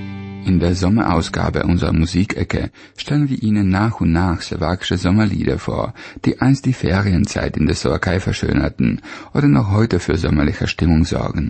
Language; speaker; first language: German; native; German